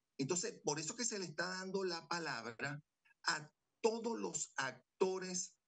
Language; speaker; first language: Spanish; native; Spanish